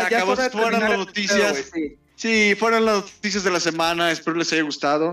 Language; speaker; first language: Spanish; native; Spanish